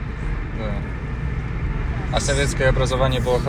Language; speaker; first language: Russian; non-native, local second language; Tajik